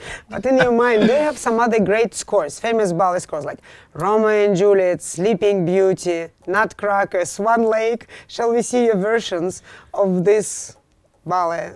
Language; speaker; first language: English; non-native, fluent; Russian